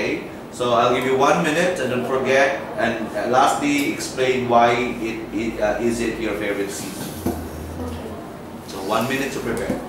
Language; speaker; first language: English; non-native, fluent; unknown